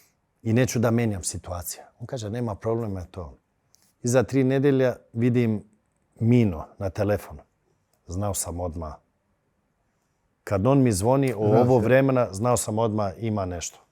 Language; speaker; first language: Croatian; early bilingual, heritage; Bosnian